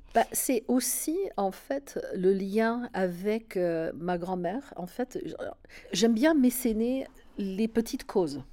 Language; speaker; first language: French; non-native, fluent; English